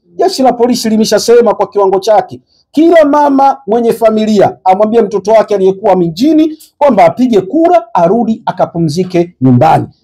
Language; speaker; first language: Swahili; native; Swahili